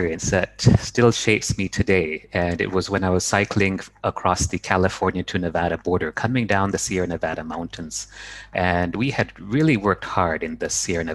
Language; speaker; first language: English; native; English